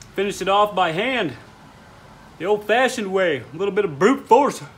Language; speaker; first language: English; native; English